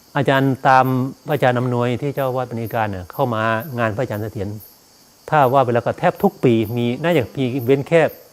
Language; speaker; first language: Thai; native; Thai